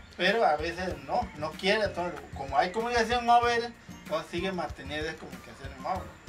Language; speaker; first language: Spanish; non-native, local second language; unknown